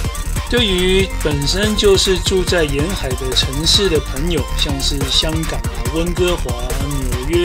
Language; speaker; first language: Chinese; native; Chinese